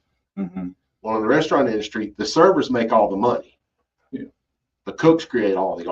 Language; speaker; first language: English; native; English